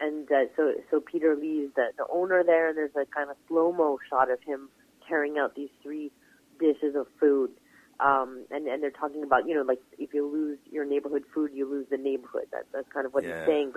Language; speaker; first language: English; native; English